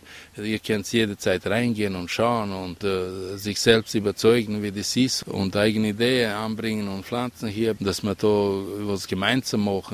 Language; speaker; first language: German; non-native, fluent; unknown